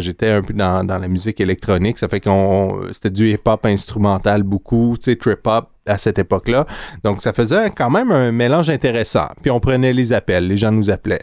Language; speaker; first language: French; native; French